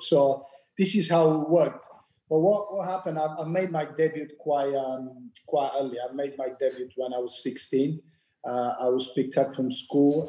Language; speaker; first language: English; non-native, fluent; Bulgarian